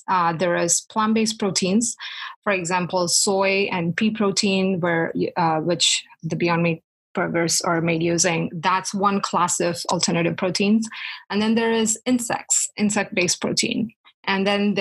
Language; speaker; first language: English; non-native, local second language; Tamil